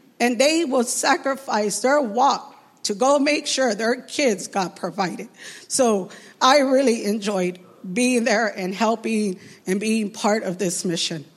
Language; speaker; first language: English; early bilingual, other home language; Spanish